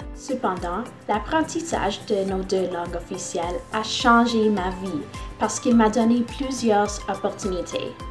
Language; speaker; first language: French; non-native, local second language; English